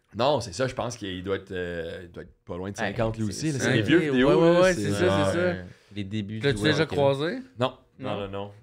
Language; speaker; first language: French; native; French